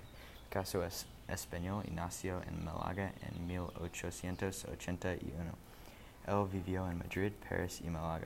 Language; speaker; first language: Spanish; non-native, learner; English